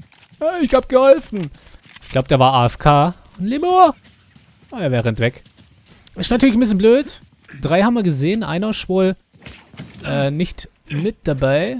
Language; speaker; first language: German; native; German